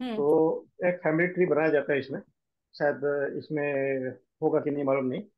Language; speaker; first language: Hindi; non-native, local second language; Marwari